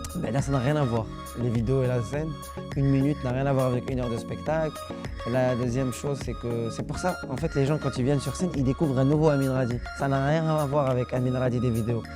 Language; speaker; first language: French; non-native, local second language; Arabic